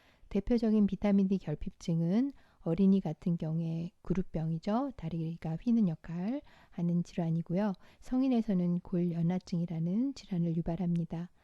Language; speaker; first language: Korean; native; Korean